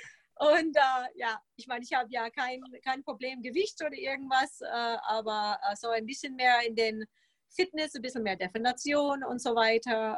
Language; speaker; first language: German; non-native, fluent; English